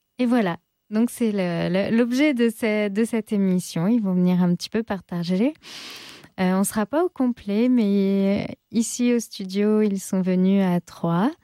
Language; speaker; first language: French; native; French